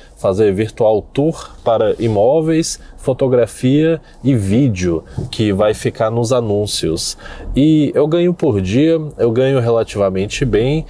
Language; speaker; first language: Portuguese; native; Portuguese